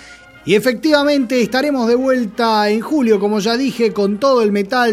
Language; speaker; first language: Spanish; native; Spanish